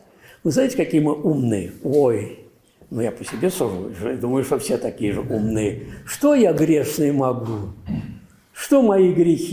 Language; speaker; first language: Russian; native; Russian